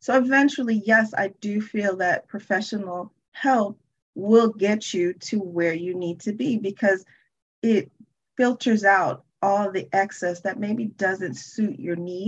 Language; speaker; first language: English; native; English